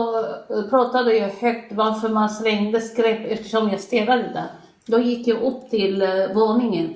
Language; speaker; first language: Swedish; non-native, learner; Arabic